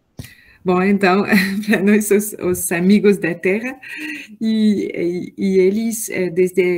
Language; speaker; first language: Portuguese; non-native, learner; French